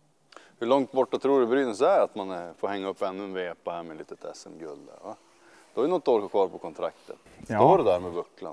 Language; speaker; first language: Swedish; native; Swedish